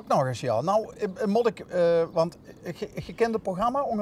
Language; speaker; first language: Dutch; native; Dutch